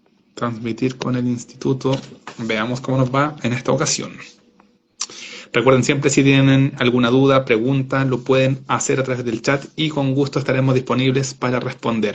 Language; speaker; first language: Spanish; native; Spanish